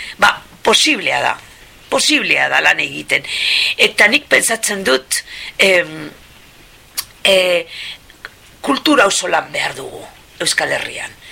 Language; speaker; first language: Basque; non-native, local second language; Spanish